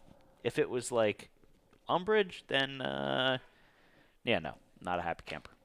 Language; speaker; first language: English; native; English